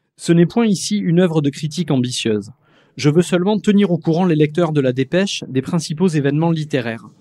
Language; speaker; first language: French; native; French